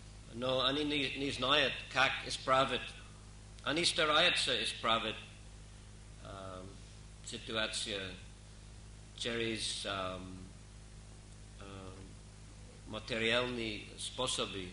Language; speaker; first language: Russian; non-native, fluent; English